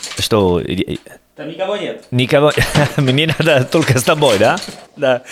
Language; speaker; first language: Russian; non-native, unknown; Italian